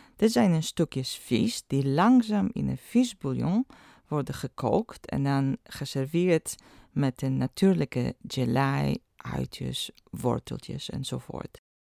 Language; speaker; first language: Dutch; non-native, fluent; Polish